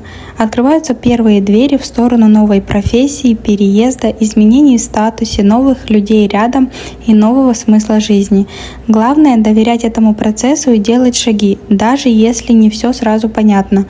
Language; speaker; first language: Russian; native; Russian